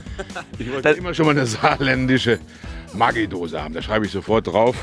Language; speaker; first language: German; native; German